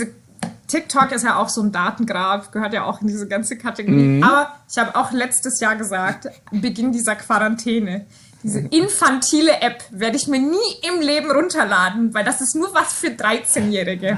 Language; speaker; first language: German; native; German